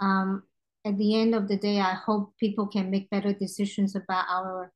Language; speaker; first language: English; non-native, local second language; Cantonese